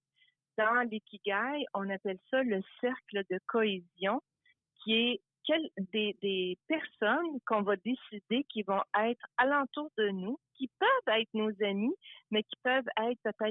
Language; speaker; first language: French; native; French